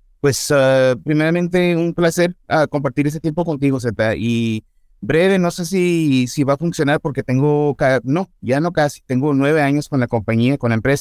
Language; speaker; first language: Spanish; early bilingual, heritage; Spanish